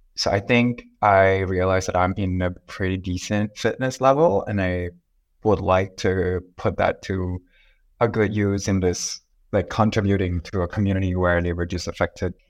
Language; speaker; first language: English; non-native, fluent; Thai